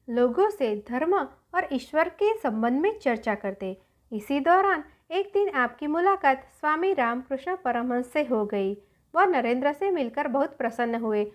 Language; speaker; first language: Hindi; non-native, local second language; Gujarati